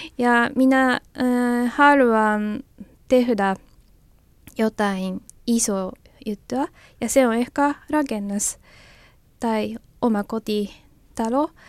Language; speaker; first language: Finnish; non-native, learner; Japanese